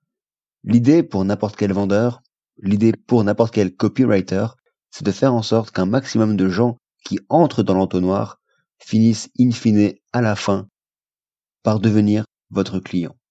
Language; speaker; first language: French; native; French